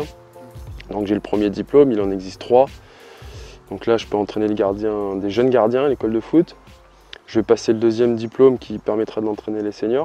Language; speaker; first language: French; native; French